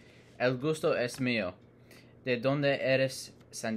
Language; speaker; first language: Spanish; non-native, learner; English